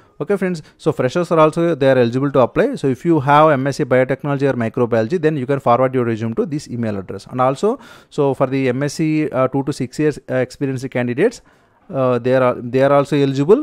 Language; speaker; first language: English; non-native, local second language; Telugu